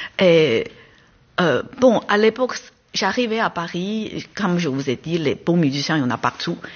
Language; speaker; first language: French; non-native, fluent; Chinese